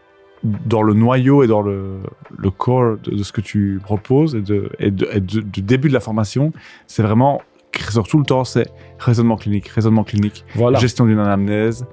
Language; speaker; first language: French; native; French